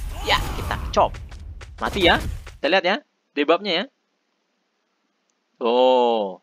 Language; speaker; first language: Indonesian; native; Indonesian